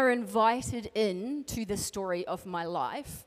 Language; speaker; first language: English; native; English